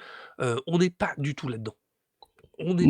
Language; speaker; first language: French; native; French